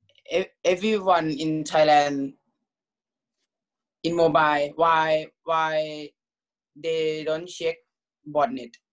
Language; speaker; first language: English; non-native, learner; Thai